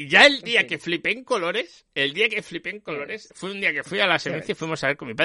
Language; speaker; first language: Spanish; native; Spanish